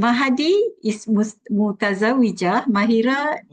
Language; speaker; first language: Arabic; non-native, learner; Malay